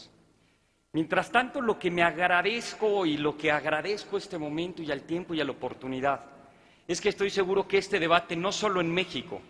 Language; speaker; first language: Spanish; native; Spanish